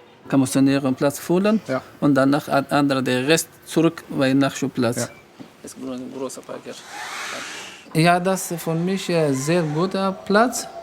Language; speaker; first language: German; non-native, learner; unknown